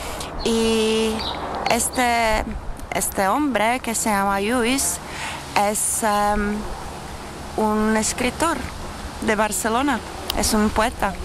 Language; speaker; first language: Spanish; non-native, learner; Czech